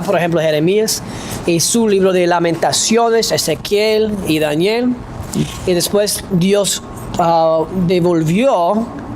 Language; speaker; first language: Spanish; non-native, fluent; English